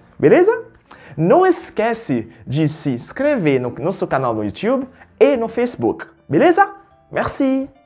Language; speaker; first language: Portuguese; non-native, fluent; French